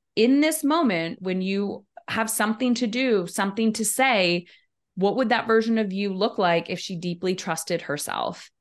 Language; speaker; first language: English; native; English